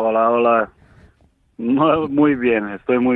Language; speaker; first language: Spanish; non-native, learner; Serbian